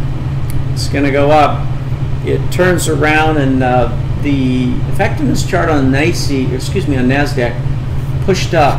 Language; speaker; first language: English; native; English